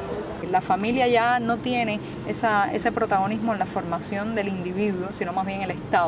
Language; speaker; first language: Spanish; native; Spanish